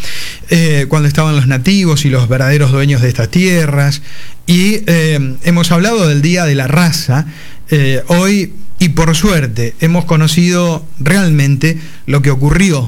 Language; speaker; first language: Spanish; native; Spanish